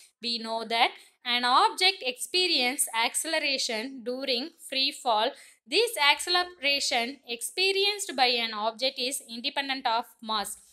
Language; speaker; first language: English; non-native, local second language; Tamil